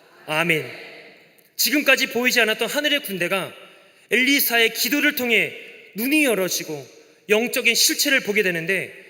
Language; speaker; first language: Korean; native; Korean